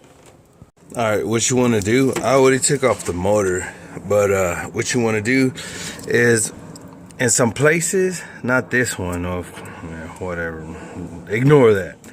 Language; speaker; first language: English; native; English